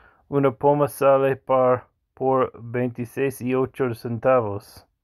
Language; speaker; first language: Spanish; non-native, learner; English